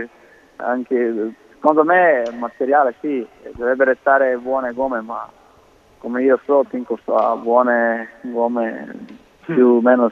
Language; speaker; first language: Italian; non-native, learner; Croatian